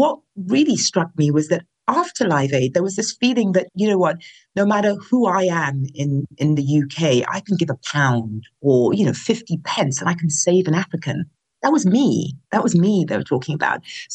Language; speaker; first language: English; non-native, local second language; Yoruba